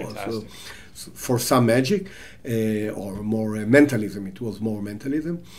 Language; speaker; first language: English; non-native, fluent; Hebrew